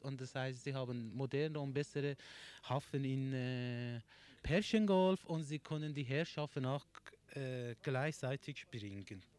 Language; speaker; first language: German; non-native, learner; Persian